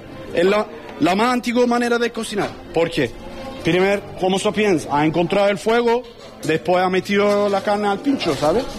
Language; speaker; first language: Spanish; non-native, learner; Turkish